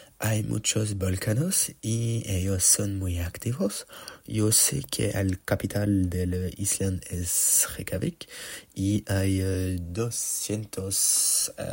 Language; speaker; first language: Spanish; non-native, learner; French